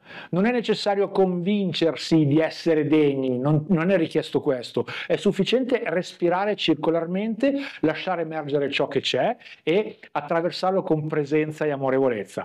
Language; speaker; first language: Italian; native; Italian